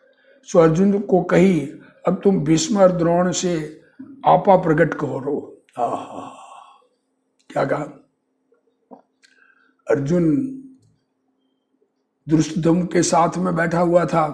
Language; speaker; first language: Hindi; native; Hindi